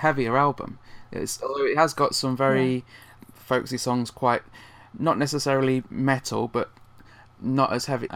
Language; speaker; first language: English; native; English